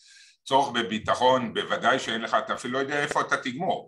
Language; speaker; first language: Hebrew; native; Hebrew